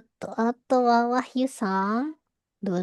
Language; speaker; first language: Japanese; non-native, fluent; Indonesian